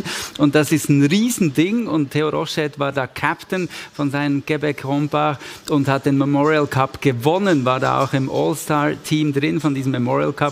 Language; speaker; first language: German; native; German